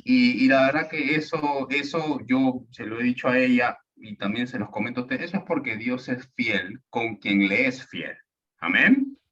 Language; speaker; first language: Spanish; native; Spanish